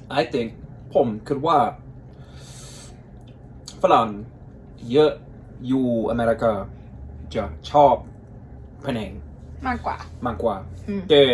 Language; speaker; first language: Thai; non-native, learner; English